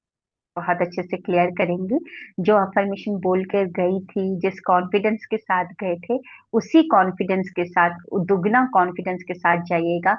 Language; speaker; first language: Hindi; native; Hindi